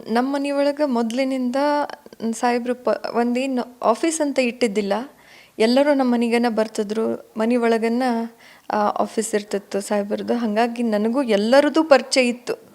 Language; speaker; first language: Kannada; native; Kannada